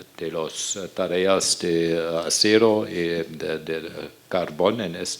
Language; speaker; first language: Spanish; non-native, fluent; German